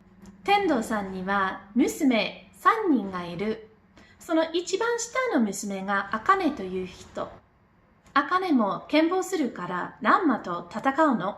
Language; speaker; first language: Japanese; non-native, learner; English